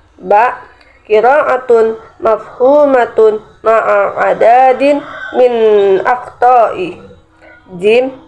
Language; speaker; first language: Arabic; non-native, learner; Indonesian